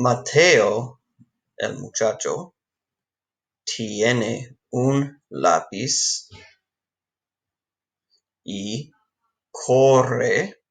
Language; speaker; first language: Spanish; non-native, fluent; English